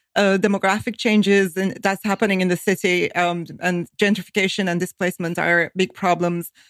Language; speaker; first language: English; non-native, fluent; Turkish